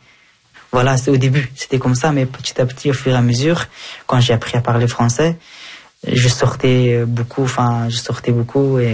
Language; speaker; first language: French; non-native, fluent; Persian